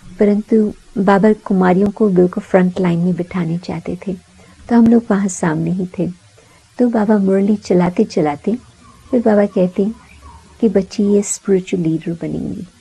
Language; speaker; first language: Hindi; early bilingual, heritage; Sindhi